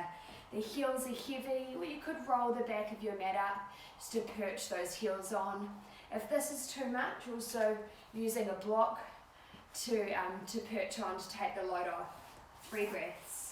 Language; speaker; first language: English; native; English